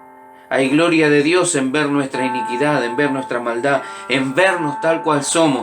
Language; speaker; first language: Spanish; native; Spanish